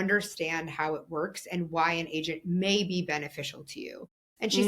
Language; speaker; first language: English; native; English